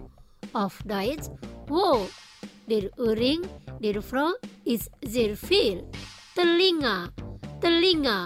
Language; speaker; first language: German; non-native, learner; Indonesian